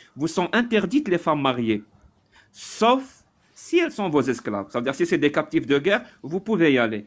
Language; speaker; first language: French; non-native, local second language; Arabic